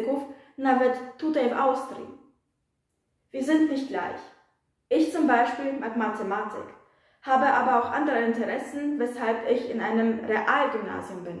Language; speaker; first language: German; non-native, fluent; Polish